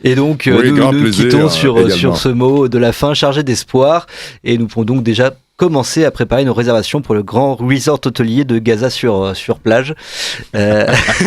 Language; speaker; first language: French; native; French